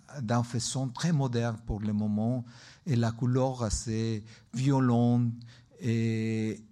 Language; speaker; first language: French; non-native, learner; Spanish